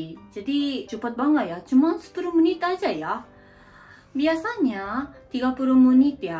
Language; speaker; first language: Indonesian; native; Indonesian